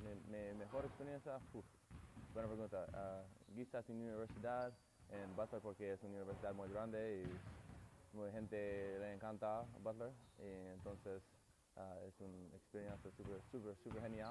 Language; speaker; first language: Spanish; non-native, learner; English